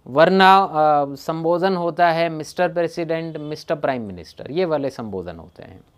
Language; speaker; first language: Hindi; non-native, local second language; Gujarati